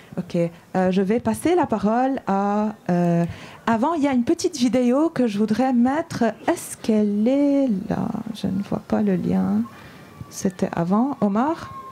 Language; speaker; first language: French; non-native, local second language; Arabic